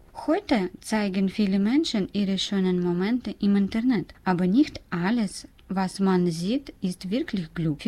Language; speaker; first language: German; non-native, learner; Russian